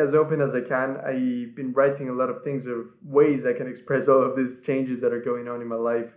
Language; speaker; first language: English; non-native, fluent; Spanish